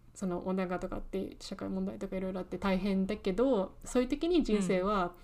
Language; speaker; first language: Japanese; early bilingual, heritage; Japanese